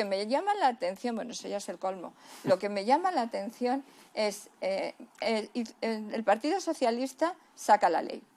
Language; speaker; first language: Spanish; native; Spanish